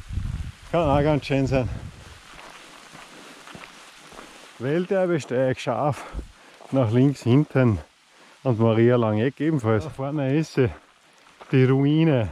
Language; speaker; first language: German; native; German